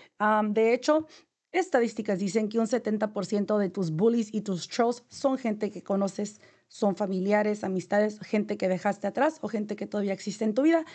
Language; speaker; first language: Spanish; native; Spanish